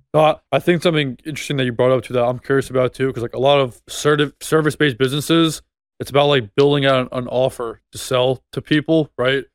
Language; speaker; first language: English; native; English